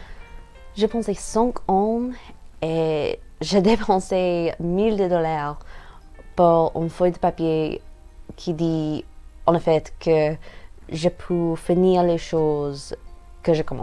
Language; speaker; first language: French; non-native, learner; English